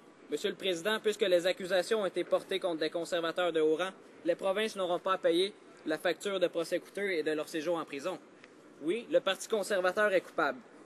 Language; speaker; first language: French; native; French